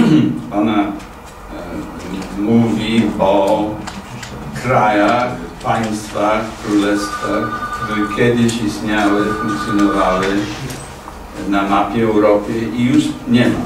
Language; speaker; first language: Polish; non-native, fluent; English